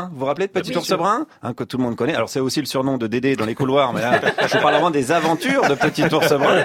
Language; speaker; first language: French; native; French